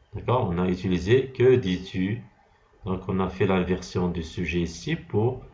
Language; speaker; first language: French; non-native, local second language; Arabic